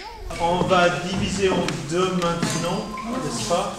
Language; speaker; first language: French; non-native, fluent; English